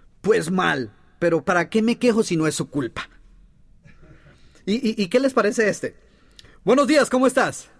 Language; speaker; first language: Spanish; native; Spanish